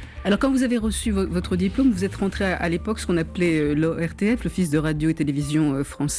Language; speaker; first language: French; native; French